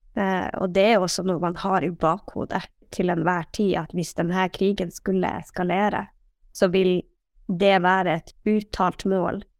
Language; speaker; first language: Norwegian; native; Norwegian